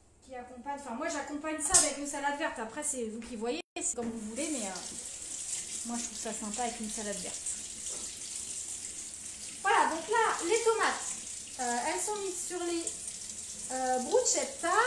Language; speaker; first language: French; native; French